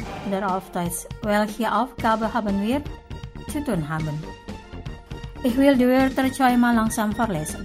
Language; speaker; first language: German; non-native, fluent; Indonesian